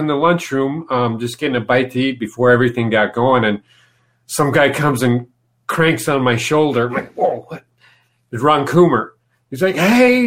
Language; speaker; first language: English; native; English